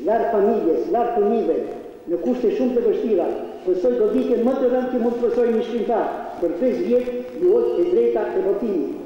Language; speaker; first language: Albanian; native; Albanian